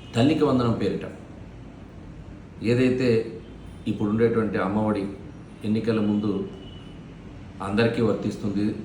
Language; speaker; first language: Telugu; native; Telugu